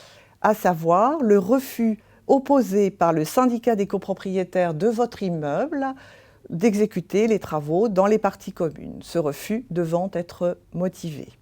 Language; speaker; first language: French; native; French